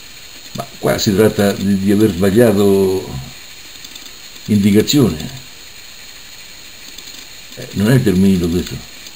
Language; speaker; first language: Italian; native; Italian